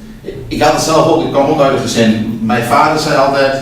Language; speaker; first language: Dutch; non-native, learner; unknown